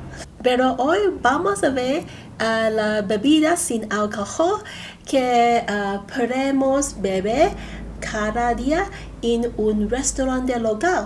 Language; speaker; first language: Spanish; non-native, learner; Cantonese